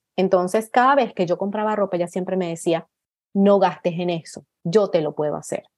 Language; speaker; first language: Spanish; native; Spanish